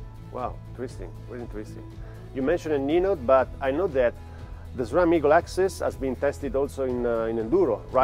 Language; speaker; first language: English; non-native, fluent; Italian